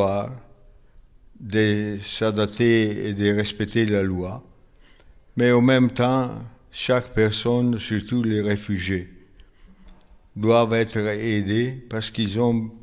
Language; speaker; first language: French; non-native, fluent; Italian